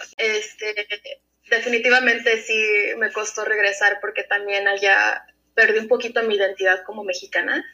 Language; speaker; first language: Spanish; early bilingual, heritage; Spanish